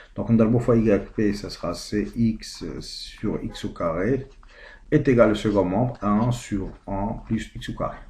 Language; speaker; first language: French; non-native, local second language; Arabic